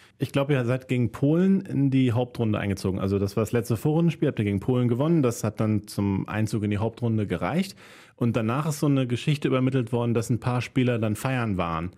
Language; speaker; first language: German; native; German